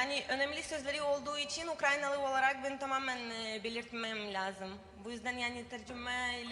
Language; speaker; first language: Turkish; non-native, learner; Ukrainian